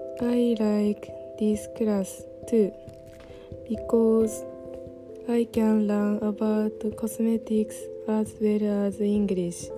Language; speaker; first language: English; non-native, learner; Japanese